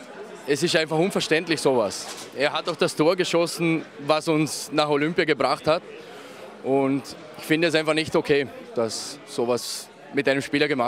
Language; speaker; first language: German; native; German